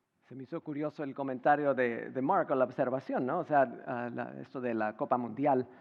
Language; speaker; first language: Spanish; native; Spanish